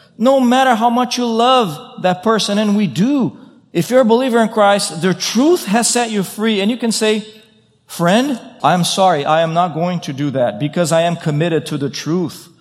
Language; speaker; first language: English; non-native, fluent; Portuguese